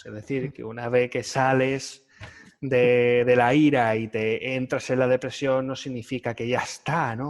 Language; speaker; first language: Spanish; native; Spanish